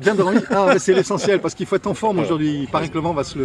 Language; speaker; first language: French; native; French